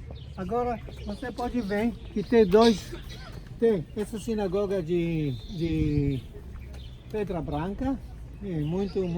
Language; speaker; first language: Portuguese; non-native, fluent; Hebrew